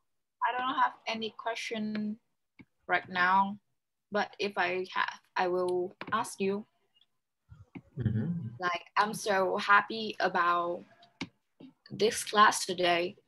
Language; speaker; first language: English; non-native, learner; Vietnamese